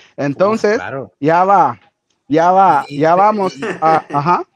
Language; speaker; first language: Spanish; native; Spanish